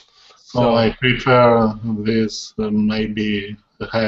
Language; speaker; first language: English; non-native, learner; Polish